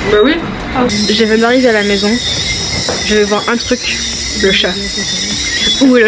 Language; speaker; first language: French; native; French